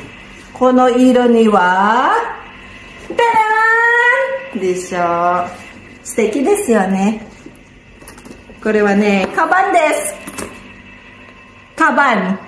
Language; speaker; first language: Japanese; non-native, learner; Filipino